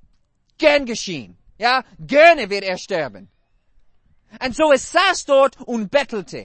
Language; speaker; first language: German; non-native, fluent; English